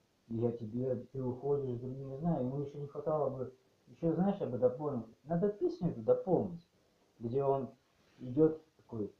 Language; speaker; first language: Russian; native; Russian